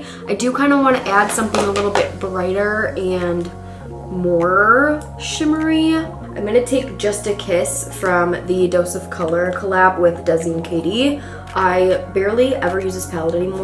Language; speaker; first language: English; native; English